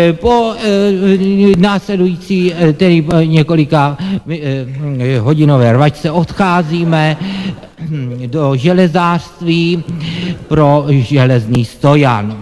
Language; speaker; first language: Czech; native; Czech